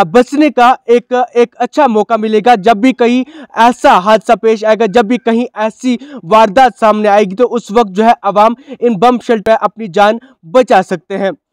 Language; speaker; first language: Hindi; non-native, local second language; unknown